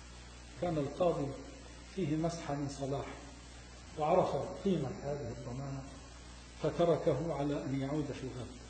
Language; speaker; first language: Arabic; native; Arabic